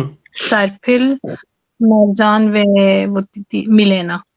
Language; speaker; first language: Turkish; non-native, learner; Urdu